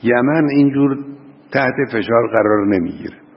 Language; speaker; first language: Persian; native; Persian